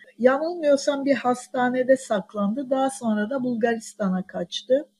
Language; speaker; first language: Turkish; non-native, local second language; Armenian